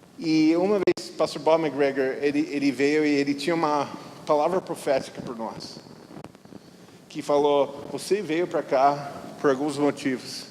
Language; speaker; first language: Portuguese; non-native, fluent; English